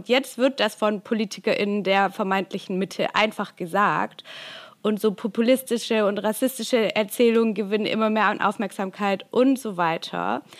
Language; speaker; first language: German; native; German